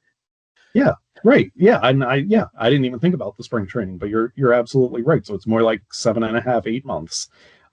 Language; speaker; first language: English; native; English